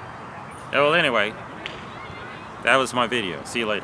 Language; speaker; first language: English; native; English